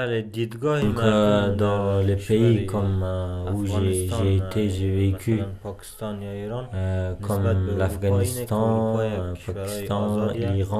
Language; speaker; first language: French; non-native, fluent; Persian